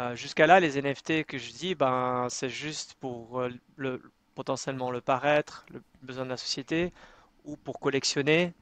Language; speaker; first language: French; native; French